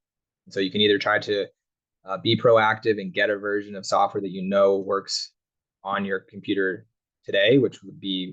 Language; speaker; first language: English; native; English